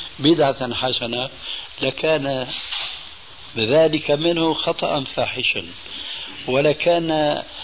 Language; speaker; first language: Arabic; early bilingual, other home language; Albanian